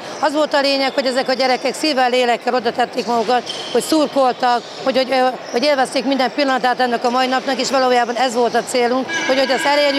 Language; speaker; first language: Hungarian; native; Hungarian